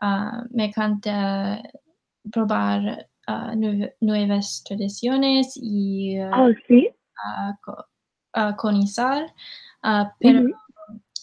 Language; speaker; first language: Spanish; non-native, learner; English